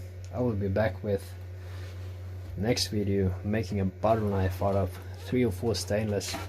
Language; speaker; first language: English; non-native, fluent; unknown